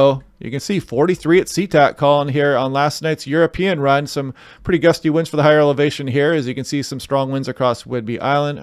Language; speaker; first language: English; native; English